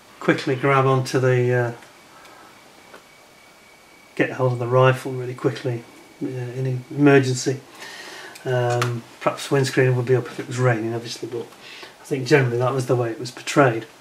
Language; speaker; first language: English; native; English